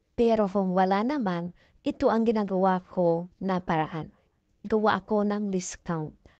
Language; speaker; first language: Filipino; non-native, local second language; Cebuano